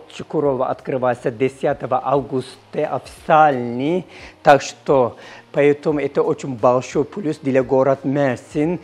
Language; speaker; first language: Russian; non-native, learner; Turkish